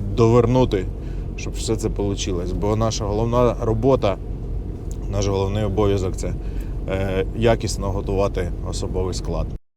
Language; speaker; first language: Ukrainian; non-native, local second language; Russian